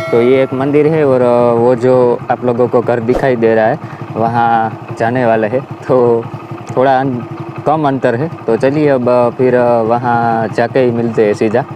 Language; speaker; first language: Hindi; non-native, local second language; Gujarati